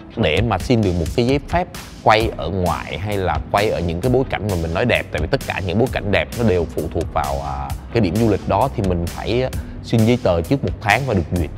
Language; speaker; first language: Vietnamese; native; Vietnamese